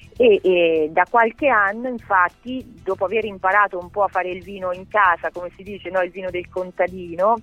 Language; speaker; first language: Italian; native; Italian